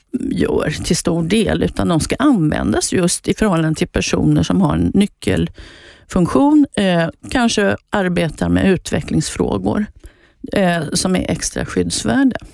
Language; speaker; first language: Swedish; native; Swedish